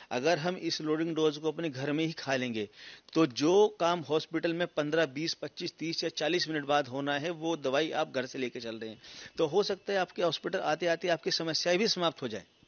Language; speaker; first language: Hindi; native; Hindi